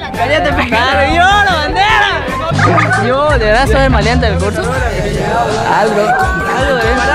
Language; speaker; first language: Spanish; native; Spanish